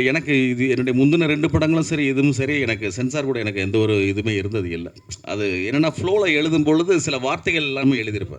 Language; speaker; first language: Tamil; native; Tamil